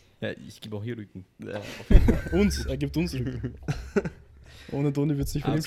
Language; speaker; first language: German; native; German